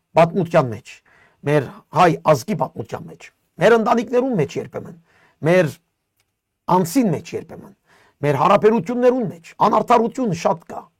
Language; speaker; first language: Armenian; early bilingual, heritage; Armenian